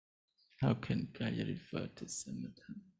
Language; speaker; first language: English; non-native, learner; Thai